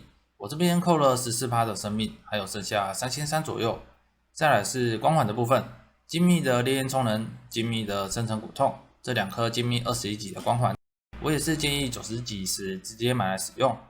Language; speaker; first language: Chinese; native; Chinese